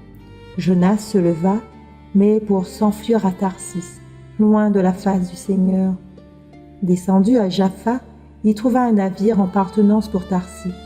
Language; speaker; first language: French; native; French